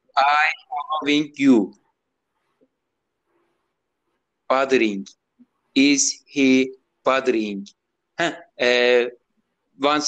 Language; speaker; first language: English; non-native, learner; Turkish